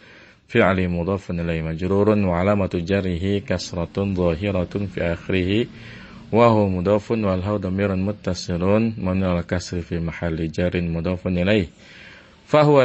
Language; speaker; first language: Arabic; non-native, fluent; Indonesian